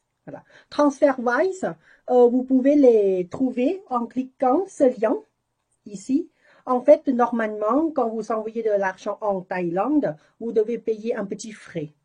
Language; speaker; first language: French; non-native, learner; Thai